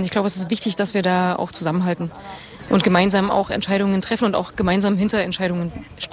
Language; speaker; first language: German; native; German